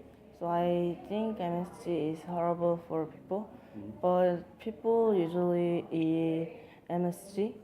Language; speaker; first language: English; non-native, learner; Korean